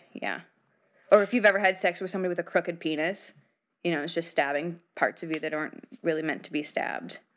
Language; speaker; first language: English; native; English